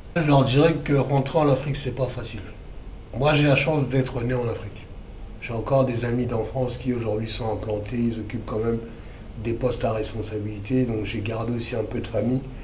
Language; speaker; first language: French; early bilingual, other home language; Lingala